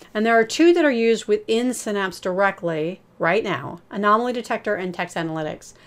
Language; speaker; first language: English; native; English